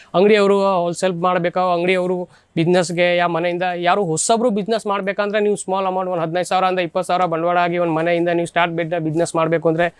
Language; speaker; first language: Kannada; non-native, learner; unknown